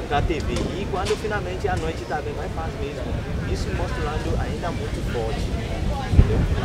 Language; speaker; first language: Portuguese; non-native, learner; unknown